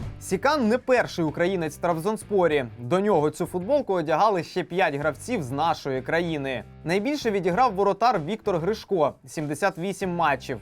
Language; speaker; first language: Ukrainian; native; Ukrainian